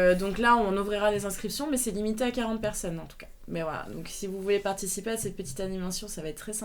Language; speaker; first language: French; native; French